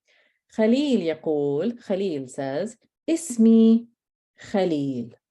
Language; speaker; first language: Arabic; non-native, fluent; English